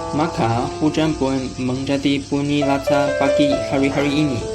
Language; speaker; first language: Malay; non-native, learner; Chinese